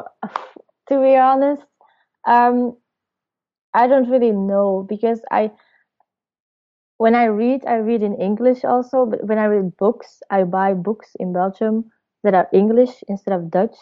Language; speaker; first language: English; non-native, fluent; Dutch